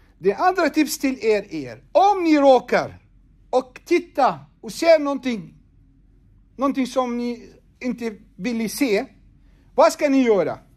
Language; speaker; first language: Swedish; non-native, fluent; Arabic